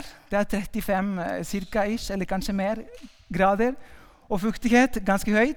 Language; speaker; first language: Norwegian; non-native, fluent; Spanish